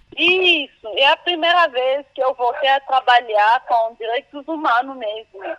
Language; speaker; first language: Portuguese; non-native, fluent; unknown